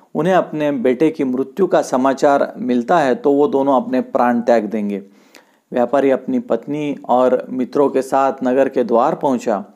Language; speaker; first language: Hindi; non-native, local second language; Marathi